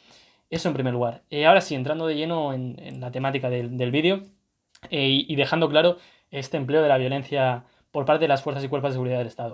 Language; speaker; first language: Spanish; native; Spanish